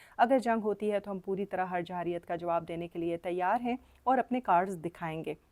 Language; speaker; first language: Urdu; native; Urdu